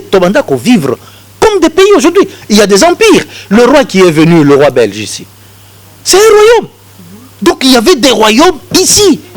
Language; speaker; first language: French; non-native, local second language; Lingala